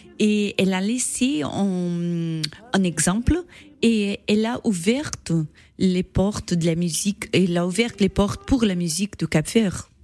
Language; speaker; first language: French; non-native, learner; Portuguese